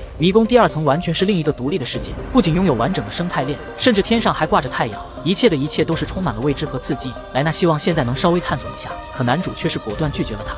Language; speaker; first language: Chinese; native; Chinese